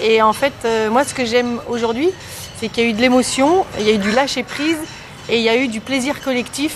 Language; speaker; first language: French; native; French